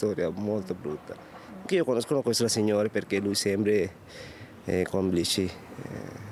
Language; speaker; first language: Italian; non-native, learner; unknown